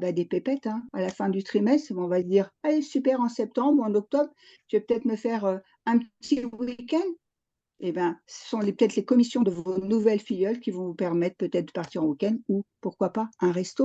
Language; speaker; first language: French; native; French